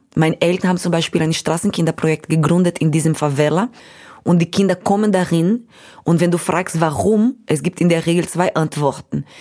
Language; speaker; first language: German; non-native, fluent; Portuguese